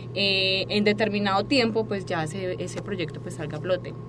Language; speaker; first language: Spanish; native; Spanish